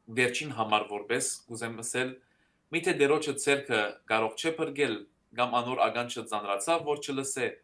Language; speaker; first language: Armenian; early bilingual, heritage; Armenian